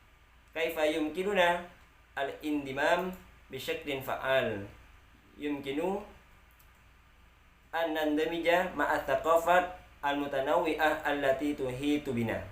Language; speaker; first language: Arabic; non-native, learner; Indonesian